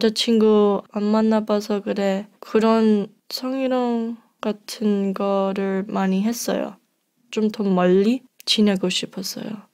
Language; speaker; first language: Korean; early bilingual, heritage; English